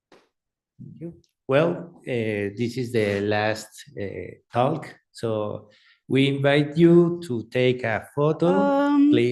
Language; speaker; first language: English; non-native, learner; Spanish